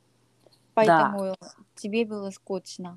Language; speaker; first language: Russian; non-native, learner; Korean